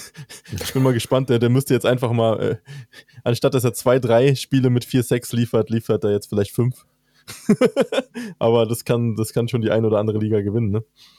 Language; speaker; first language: German; native; German